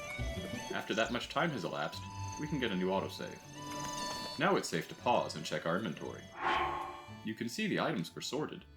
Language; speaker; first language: English; native; English